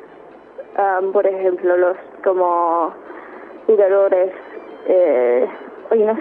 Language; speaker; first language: Spanish; non-native, learner; English